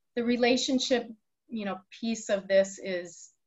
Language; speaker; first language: English; native; English